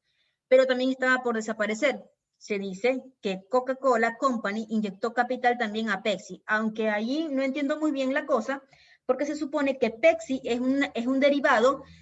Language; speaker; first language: Spanish; native; Spanish